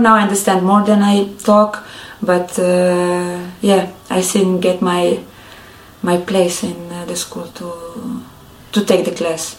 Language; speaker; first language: English; non-native, fluent; Arabic